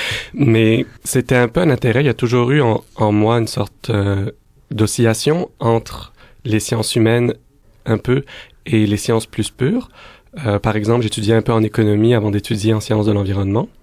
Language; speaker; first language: French; native; French